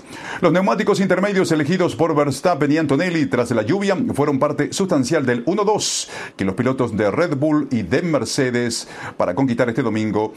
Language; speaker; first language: Spanish; native; Spanish